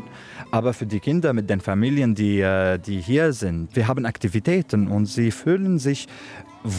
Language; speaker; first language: German; non-native, fluent; Arabic